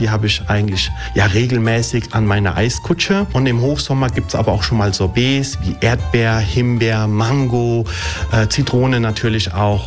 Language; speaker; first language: German; early bilingual, other home language; Italian